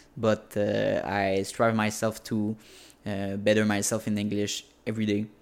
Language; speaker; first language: English; non-native, fluent; French